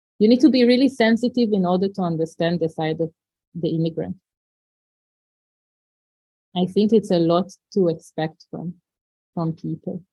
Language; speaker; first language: English; non-native, fluent; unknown